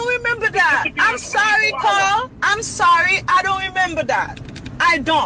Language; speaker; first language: English; non-native, fluent; Haitian Creole